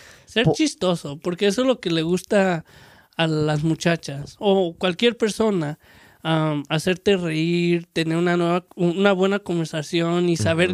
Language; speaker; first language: Spanish; native; Spanish